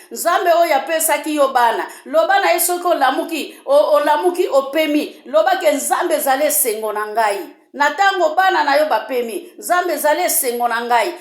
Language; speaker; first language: Lingala; non-native, local second language; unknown